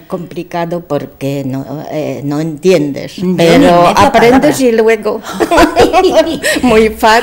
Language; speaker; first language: Spanish; non-native, learner; Polish